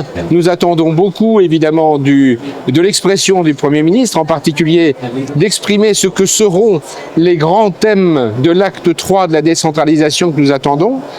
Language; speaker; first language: French; native; French